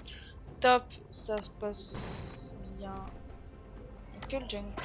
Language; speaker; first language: French; native; French